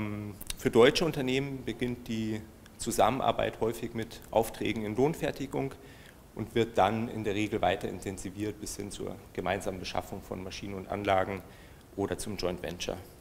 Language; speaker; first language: German; native; German